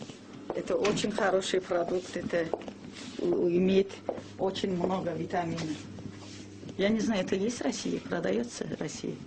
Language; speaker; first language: Russian; non-native, local second language; Azerbaijani